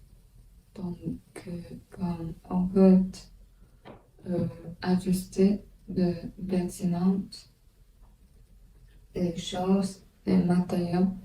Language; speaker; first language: French; non-native, learner; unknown